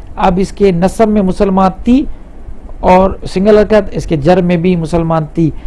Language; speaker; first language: Urdu; non-native, local second language; Punjabi